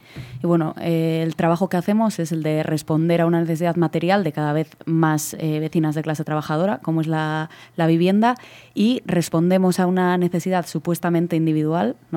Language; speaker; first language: Spanish; native; Spanish